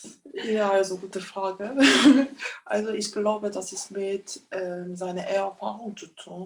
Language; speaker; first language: German; non-native, fluent; Korean